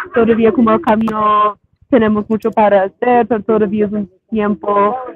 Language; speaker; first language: Spanish; non-native, fluent; English